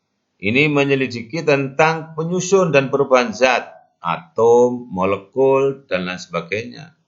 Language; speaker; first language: Indonesian; native; Indonesian